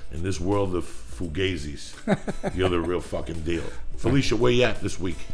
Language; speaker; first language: English; native; English